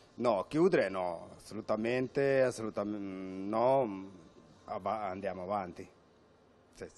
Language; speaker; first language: Italian; non-native, fluent; Urdu